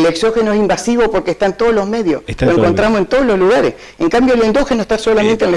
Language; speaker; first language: Spanish; native; Spanish